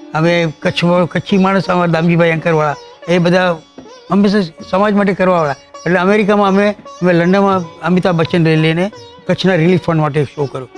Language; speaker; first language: Gujarati; non-native, local second language; Kachhi